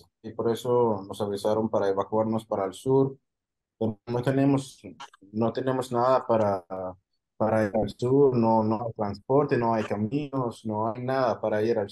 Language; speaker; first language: Spanish; non-native, fluent; Arabic